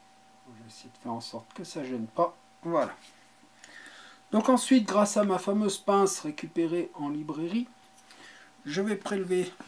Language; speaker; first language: French; native; French